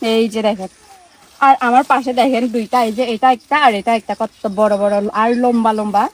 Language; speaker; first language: Bangla; non-native, local second language; Chakma